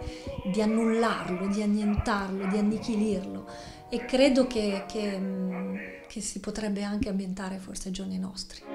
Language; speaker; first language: Italian; native; Italian